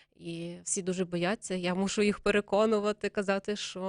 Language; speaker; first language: Ukrainian; native; Ukrainian